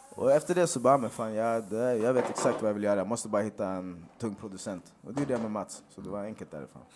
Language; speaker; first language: Swedish; native; Swedish